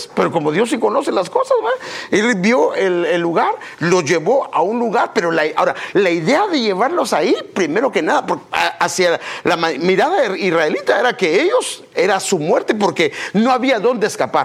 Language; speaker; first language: Spanish; native; Spanish